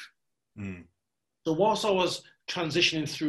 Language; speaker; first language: English; native; English